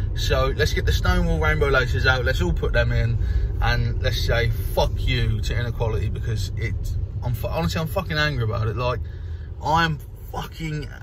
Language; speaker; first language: English; native; English